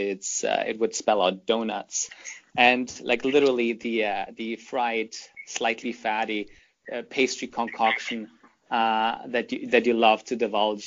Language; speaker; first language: English; non-native, fluent; German